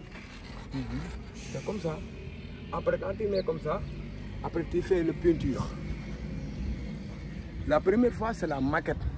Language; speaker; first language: French; non-native, local second language; Wolof